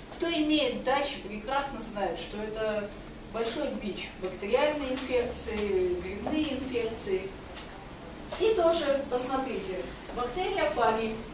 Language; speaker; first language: Russian; non-native, local second language; Georgian